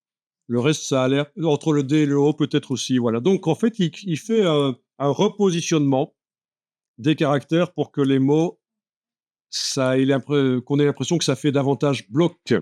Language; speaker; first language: French; native; French